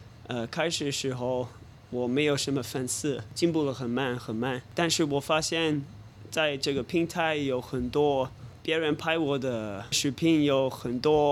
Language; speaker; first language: Chinese; non-native, fluent; English